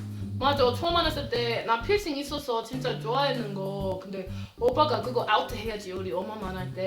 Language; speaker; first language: Korean; non-native, learner; English